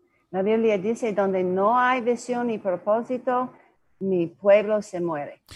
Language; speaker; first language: Spanish; non-native, learner; English